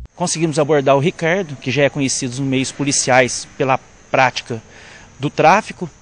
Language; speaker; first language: Portuguese; native; Portuguese